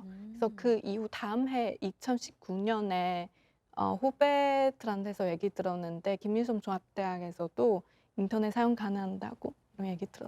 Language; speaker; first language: Korean; non-native, local second language; Chinese